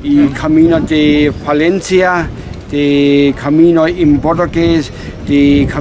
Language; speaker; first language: Italian; non-native, learner; Russian